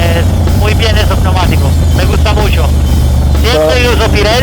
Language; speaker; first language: Spanish; non-native, learner; Italian